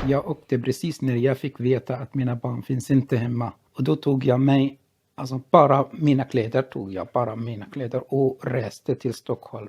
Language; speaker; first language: Swedish; non-native, fluent; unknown